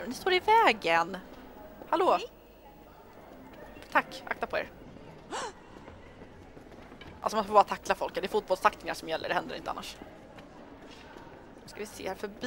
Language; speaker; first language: Swedish; native; Swedish